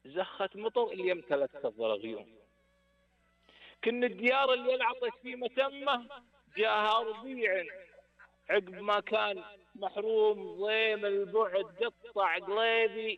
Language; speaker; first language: Arabic; native; Arabic